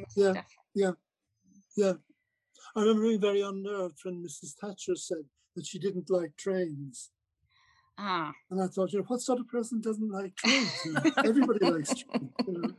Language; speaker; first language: English; native; English